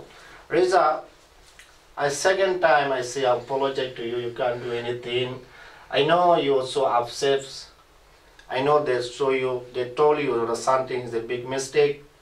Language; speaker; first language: English; non-native, learner; Rohingya